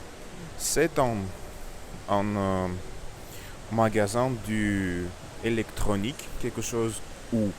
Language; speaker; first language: French; non-native, learner; Russian